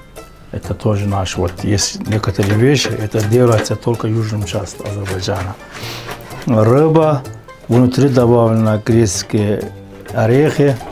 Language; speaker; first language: Russian; non-native, fluent; Azerbaijani